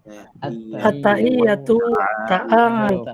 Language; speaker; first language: Arabic; non-native, learner; Indonesian